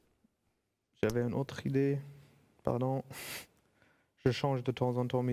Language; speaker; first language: French; non-native, fluent; German